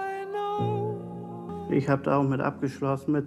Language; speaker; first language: German; native; German